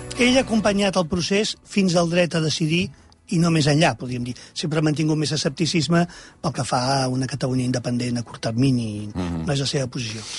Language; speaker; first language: Catalan; native; Catalan